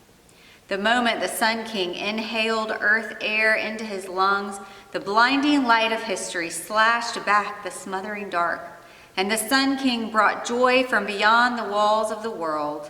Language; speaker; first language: English; native; English